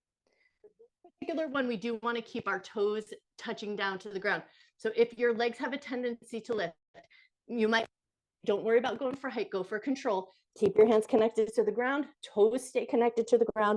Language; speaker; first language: English; native; English